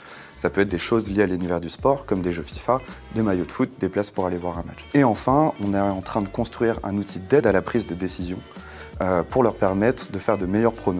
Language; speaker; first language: French; native; French